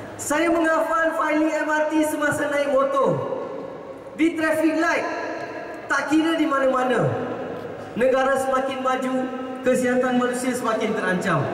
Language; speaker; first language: Malay; non-native, local second language; Tamil